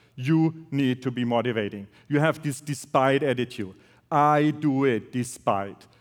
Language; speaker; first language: English; non-native, fluent; German